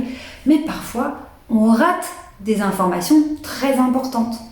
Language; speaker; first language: French; native; French